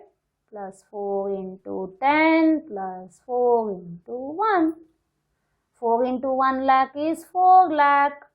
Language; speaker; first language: English; non-native, local second language; Hindi